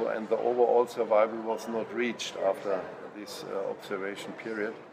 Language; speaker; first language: English; non-native, fluent; German